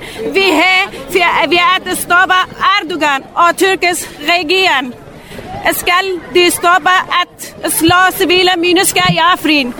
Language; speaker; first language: Danish; non-native, learner; Kurdish